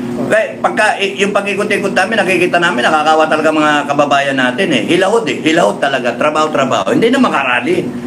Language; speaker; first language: Filipino; native; Filipino